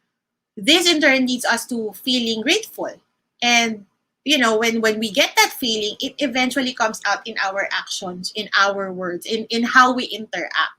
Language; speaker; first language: English; non-native, local second language; Filipino